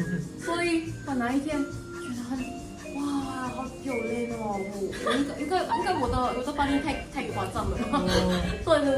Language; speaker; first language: Chinese; non-native, fluent; Indonesian